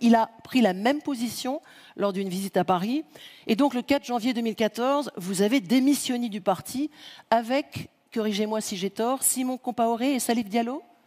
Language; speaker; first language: French; native; French